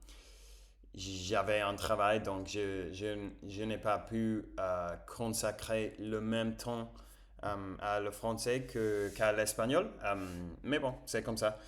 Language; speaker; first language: French; non-native, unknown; English